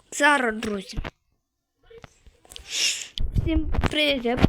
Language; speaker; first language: Russian; non-native, local second language; Ukrainian